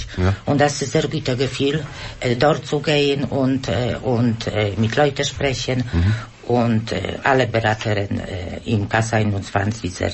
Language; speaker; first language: German; non-native, learner; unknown